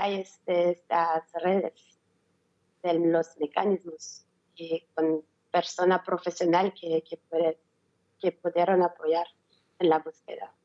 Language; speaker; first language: Spanish; non-native, learner; French